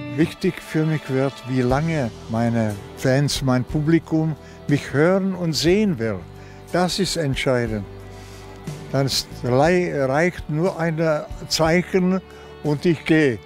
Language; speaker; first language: German; non-native, fluent; Czech